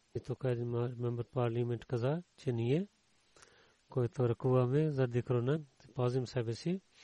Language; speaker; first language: Bulgarian; non-native, learner; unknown